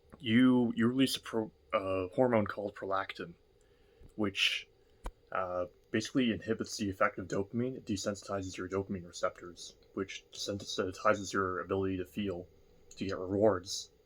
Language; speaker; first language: English; native; English